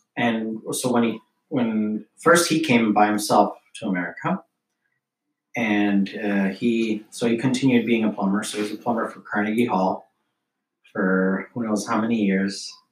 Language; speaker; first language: English; early bilingual, other home language; Slovak